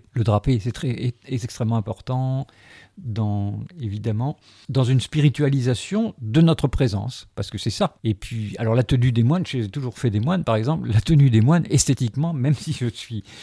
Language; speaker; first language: French; native; French